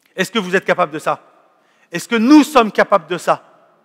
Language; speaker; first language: French; native; French